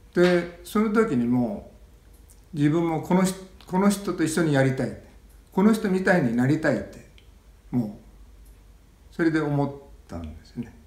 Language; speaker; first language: Japanese; native; Japanese